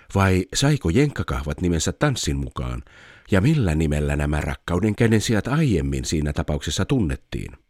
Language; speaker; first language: Finnish; native; Finnish